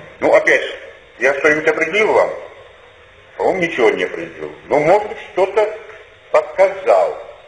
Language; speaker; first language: Russian; non-native, local second language; Georgian